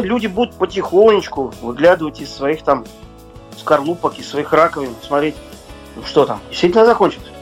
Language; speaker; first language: Russian; native; Russian